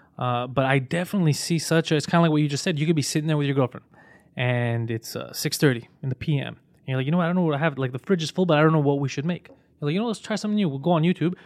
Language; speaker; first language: English; native; English